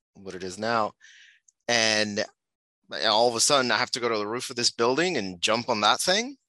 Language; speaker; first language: English; non-native, fluent; Spanish